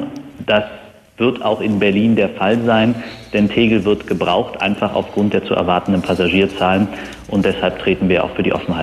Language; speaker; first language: German; native; German